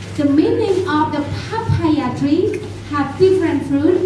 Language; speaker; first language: English; non-native, learner; Khmer